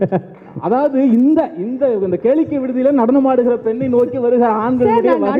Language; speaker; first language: Tamil; native; Tamil